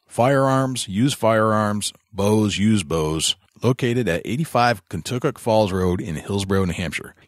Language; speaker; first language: English; native; English